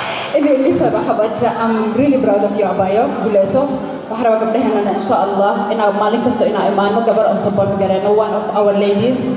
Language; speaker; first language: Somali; early bilingual, heritage; Somali